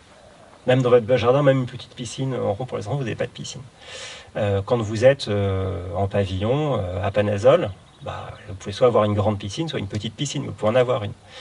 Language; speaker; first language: French; native; French